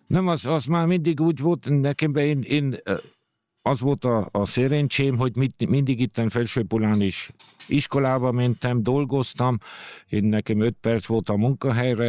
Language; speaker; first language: Hungarian; early bilingual, heritage; Hungarian